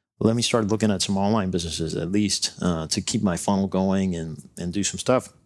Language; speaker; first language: English; non-native, local second language; Spanish